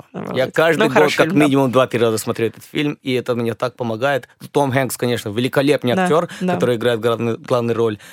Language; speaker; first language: Russian; early bilingual, other home language; English